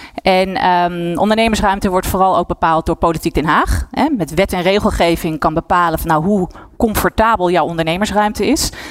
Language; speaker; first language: Dutch; native; Dutch